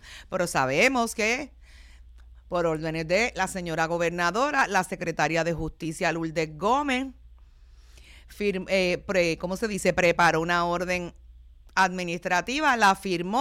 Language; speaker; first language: Spanish; native; Spanish